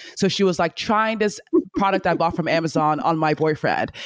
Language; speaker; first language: English; native; English